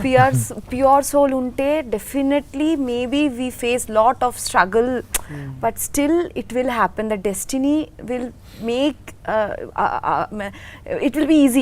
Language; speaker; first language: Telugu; non-native, learner; Bangla